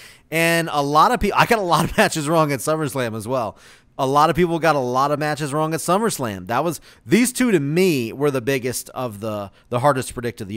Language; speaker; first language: English; native; English